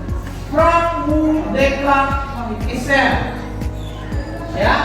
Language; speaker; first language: English; non-native, learner; Indonesian